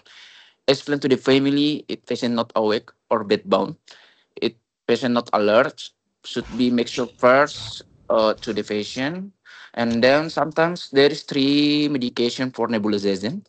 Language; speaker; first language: English; non-native, learner; Indonesian